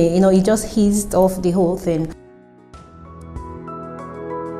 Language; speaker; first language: English; non-native, local second language; Yoruba